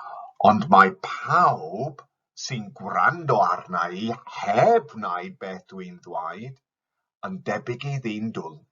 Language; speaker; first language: Welsh; non-native, fluent; English